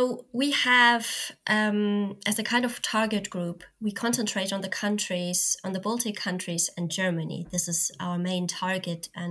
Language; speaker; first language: English; non-native, fluent; German